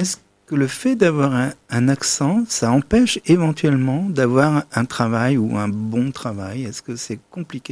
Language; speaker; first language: French; native; French